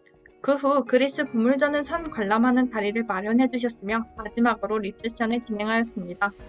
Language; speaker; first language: Korean; native; Korean